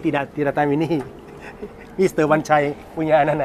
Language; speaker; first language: Indonesian; non-native, learner; Thai